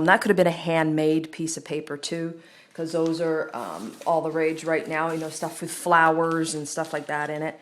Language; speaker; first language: English; native; English